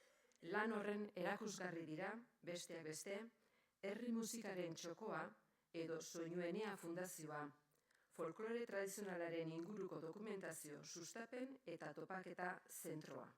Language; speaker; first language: Basque; native; Basque